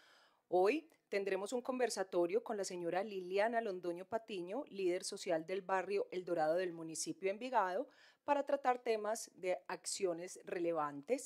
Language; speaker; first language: Spanish; native; Spanish